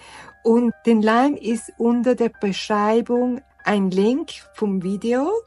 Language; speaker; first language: German; non-native, learner; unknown